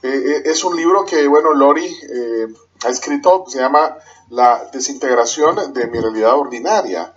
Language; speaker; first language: Spanish; native; Spanish